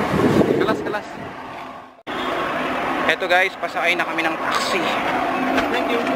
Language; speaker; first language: Filipino; native; Filipino